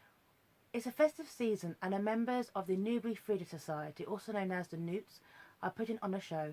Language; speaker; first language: English; native; English